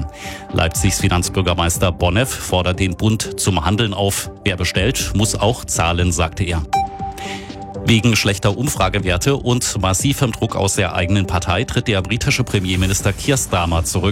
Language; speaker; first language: German; native; German